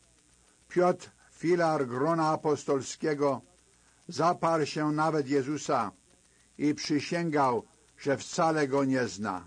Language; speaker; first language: Polish; native; Polish